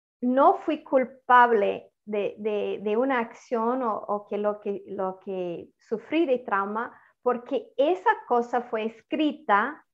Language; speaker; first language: Spanish; non-native, fluent; Italian